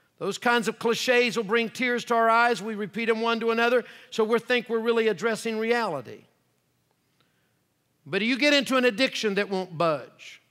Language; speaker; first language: English; native; English